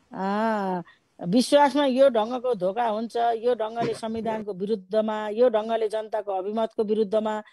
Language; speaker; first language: Nepali; native; Nepali